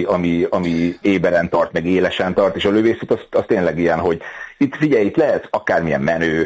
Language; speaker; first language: Hungarian; native; Hungarian